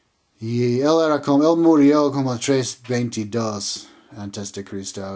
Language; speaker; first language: Spanish; non-native, learner; English